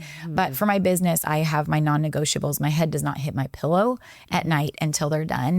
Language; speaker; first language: English; native; English